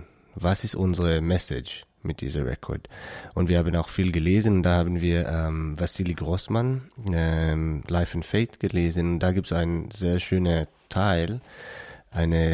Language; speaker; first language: German; non-native, learner; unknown